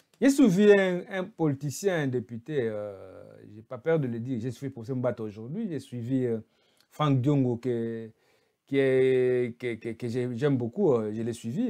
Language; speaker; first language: French; non-native, local second language; Lingala